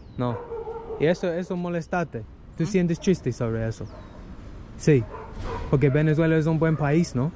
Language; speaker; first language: Spanish; non-native, learner; English